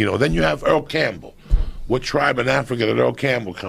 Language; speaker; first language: English; native; English